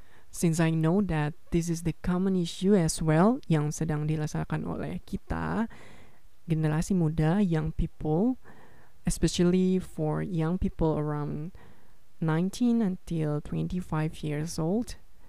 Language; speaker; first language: English; non-native, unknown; Indonesian